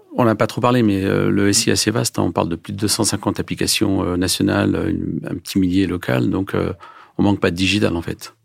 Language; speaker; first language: French; early bilingual, other home language; Turkish